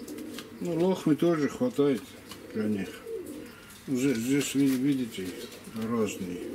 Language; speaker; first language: Russian; non-native, local second language; Georgian